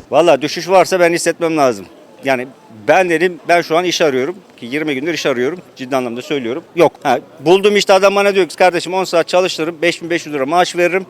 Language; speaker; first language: Turkish; native; Turkish